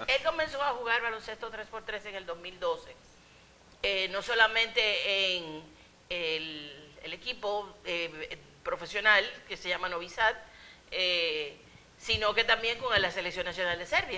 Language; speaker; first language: Spanish; native; Spanish